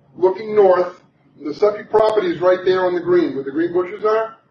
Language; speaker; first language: English; native; English